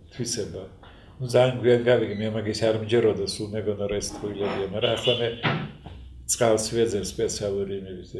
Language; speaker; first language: Georgian; non-native, local second language; Russian